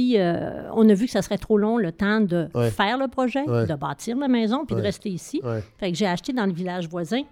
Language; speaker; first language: French; native; French